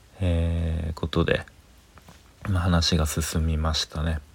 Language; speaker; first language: Japanese; native; Japanese